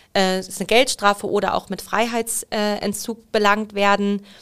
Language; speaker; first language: German; native; German